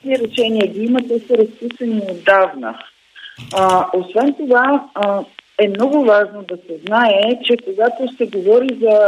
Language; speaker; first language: Bulgarian; native; Bulgarian